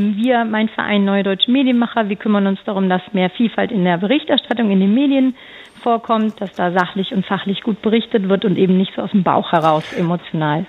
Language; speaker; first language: German; early bilingual, other home language; Turkish